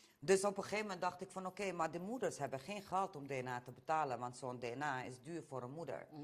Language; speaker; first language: Dutch; early bilingual, other home language; Romany